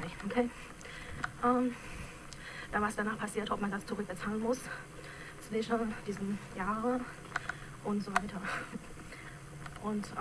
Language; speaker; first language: German; non-native, fluent; Chinese